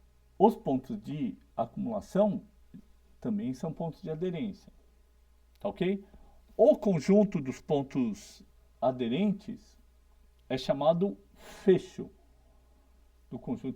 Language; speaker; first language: Portuguese; native; Portuguese